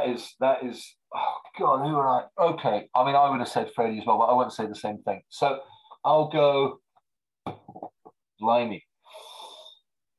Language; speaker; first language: English; native; English